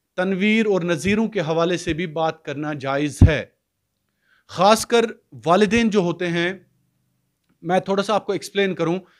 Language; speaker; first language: Hindi; non-native, local second language; Kashmiri